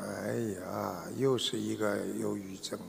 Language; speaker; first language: Chinese; native; Chinese